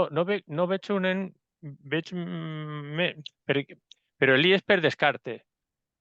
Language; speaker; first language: Catalan; non-native, local second language; Spanish